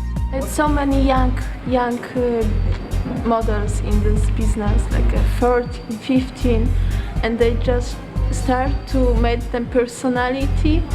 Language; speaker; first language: English; non-native, learner; Polish